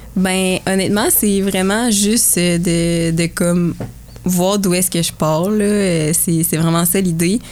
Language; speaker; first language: French; native; French